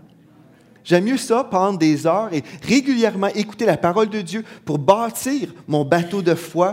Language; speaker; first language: French; native; French